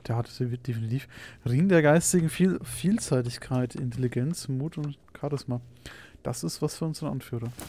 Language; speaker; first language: German; native; German